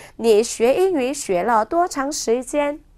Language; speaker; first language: Chinese; non-native, fluent; Korean